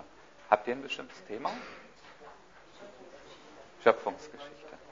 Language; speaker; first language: German; native; German